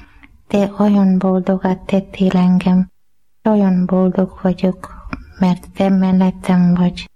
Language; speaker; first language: Hungarian; non-native, learner; Malayalam